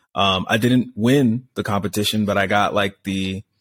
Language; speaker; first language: English; native; English